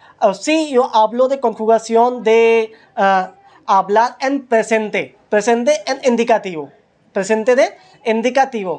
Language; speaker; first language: Spanish; non-native, learner; Hindi